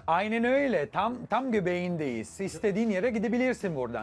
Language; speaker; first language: Turkish; non-native, fluent; Italian